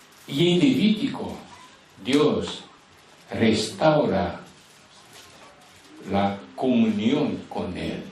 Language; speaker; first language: Spanish; non-native, fluent; Portuguese